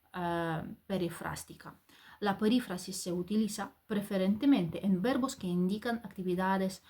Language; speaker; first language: Spanish; non-native, fluent; Ukrainian